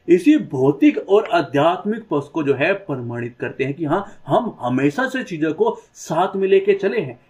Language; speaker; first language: Hindi; native; Hindi